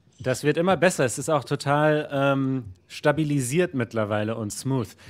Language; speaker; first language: German; native; German